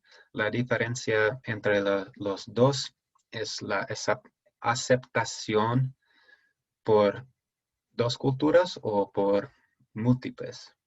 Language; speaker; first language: Spanish; non-native, fluent; English